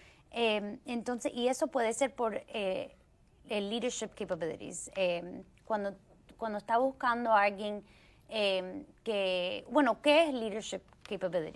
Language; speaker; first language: Spanish; early bilingual, heritage; Spanish